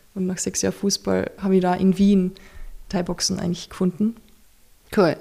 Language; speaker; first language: German; native; German